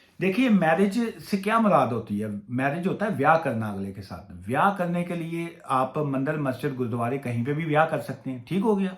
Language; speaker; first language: Urdu; non-native, local second language; Punjabi